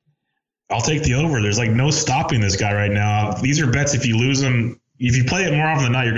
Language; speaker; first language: English; native; English